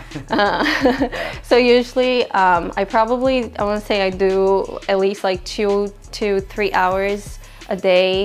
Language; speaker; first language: English; non-native, fluent; Portuguese